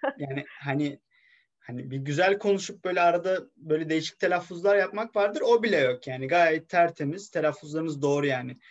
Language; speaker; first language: Turkish; native; Turkish